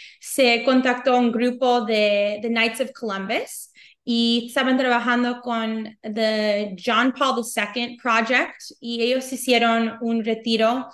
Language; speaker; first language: Spanish; early bilingual, heritage; Spanish